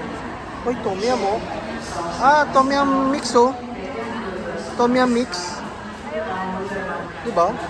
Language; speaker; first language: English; non-native, local second language; Filipino